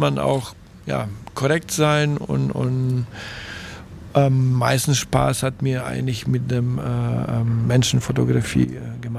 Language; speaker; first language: German; non-native, fluent; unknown